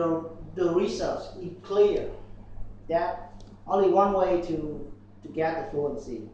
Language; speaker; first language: English; non-native, learner; Vietnamese